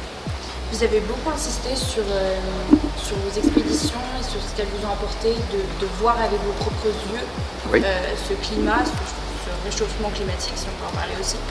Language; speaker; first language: French; native; French